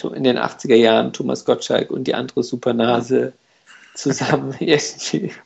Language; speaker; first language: German; non-native, fluent; Hungarian